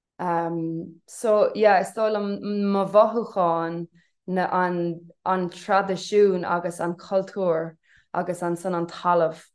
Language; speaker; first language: Irish; non-native, local second language; English